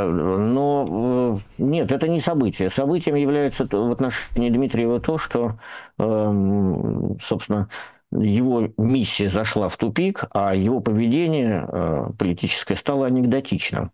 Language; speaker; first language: Russian; native; Russian